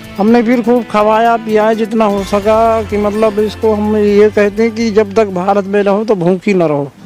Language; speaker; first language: Hindi; native; Hindi